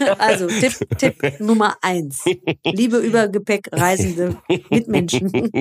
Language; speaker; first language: German; early bilingual, other home language; Greek